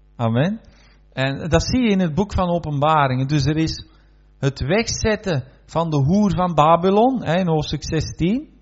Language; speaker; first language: Dutch; native; Dutch